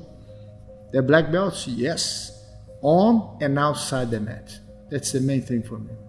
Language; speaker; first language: English; non-native, fluent; Portuguese